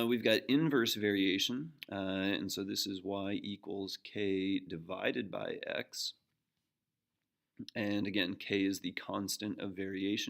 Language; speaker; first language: English; native; English